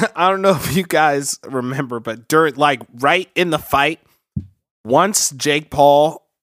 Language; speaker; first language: English; early bilingual, other home language; Yoruba